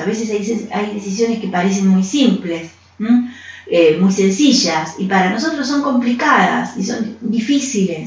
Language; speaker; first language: Spanish; native; Spanish